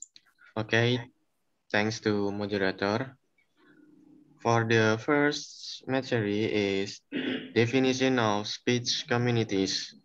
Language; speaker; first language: English; non-native, learner; Indonesian